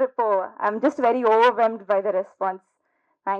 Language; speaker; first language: Tamil; non-native, learner; Telugu